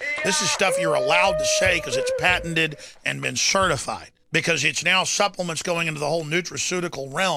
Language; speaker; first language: English; native; English